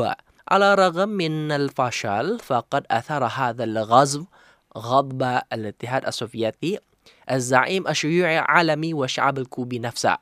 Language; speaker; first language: Arabic; non-native, fluent; Indonesian